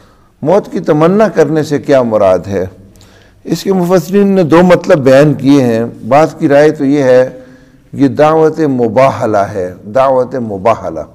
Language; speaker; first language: Urdu; native; Urdu